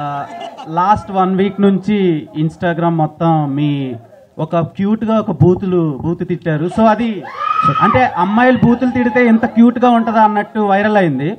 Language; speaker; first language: Telugu; native; Telugu